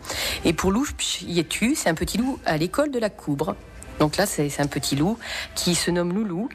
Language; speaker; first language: French; native; French